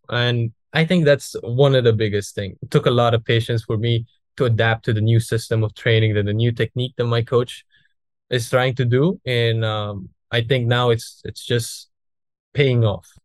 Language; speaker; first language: English; non-native, local second language; Filipino